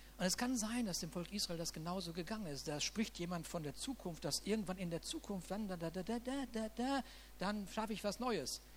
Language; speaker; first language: German; native; German